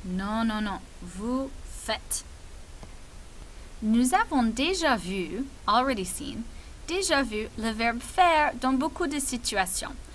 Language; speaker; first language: French; non-native, fluent; English